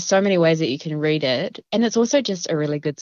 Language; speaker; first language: English; native; English